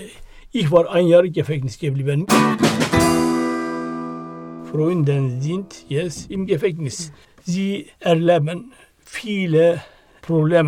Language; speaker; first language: German; non-native, learner; Turkish